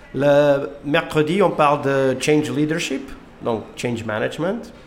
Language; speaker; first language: French; non-native, fluent; Portuguese